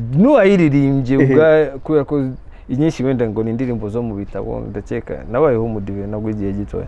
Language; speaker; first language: Kinyarwanda; early bilingual, heritage; Kinyarwanda